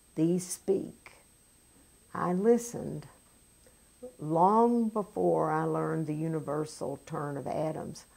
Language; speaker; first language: English; native; English